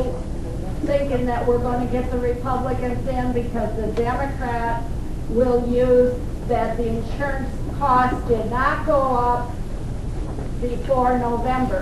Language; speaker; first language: English; native; English